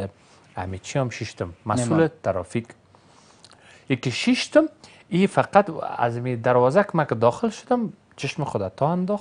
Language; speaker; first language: Persian; native; Persian